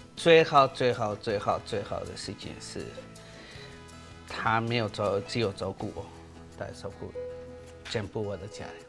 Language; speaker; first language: Chinese; non-native, learner; Spanish